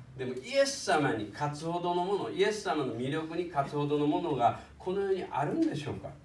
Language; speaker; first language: Japanese; native; Japanese